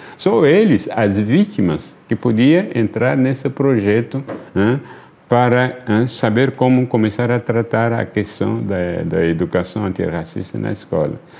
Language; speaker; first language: Portuguese; non-native, fluent; Luba-Lulua